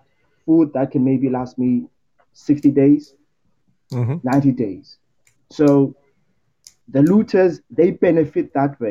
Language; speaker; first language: English; non-native, local second language; Xhosa